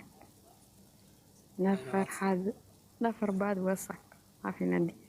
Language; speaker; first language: Arabic; non-native, learner; Oromo